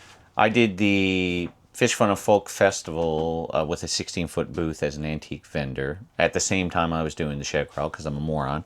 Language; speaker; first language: English; native; English